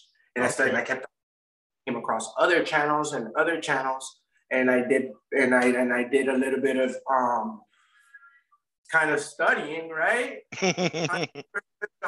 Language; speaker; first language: English; native; English